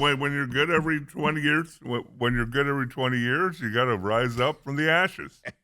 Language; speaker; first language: English; native; English